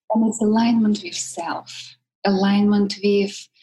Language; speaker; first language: English; non-native, fluent; Russian